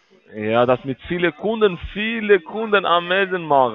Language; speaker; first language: German; non-native, learner; Spanish